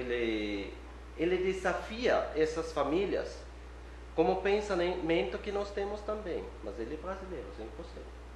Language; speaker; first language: Portuguese; non-native, fluent; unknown